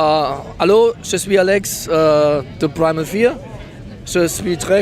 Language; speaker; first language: French; non-native, learner; German